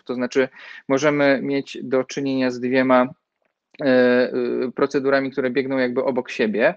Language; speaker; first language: Polish; native; Polish